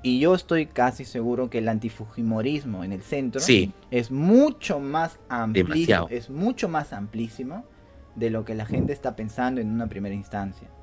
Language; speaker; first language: Spanish; native; Spanish